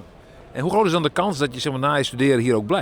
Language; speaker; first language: Dutch; non-native, local second language; Western Frisian